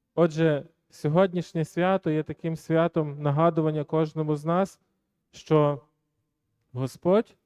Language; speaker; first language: Ukrainian; native; Ukrainian